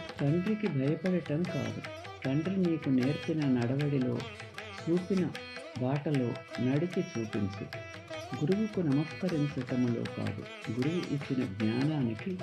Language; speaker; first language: Telugu; native; Telugu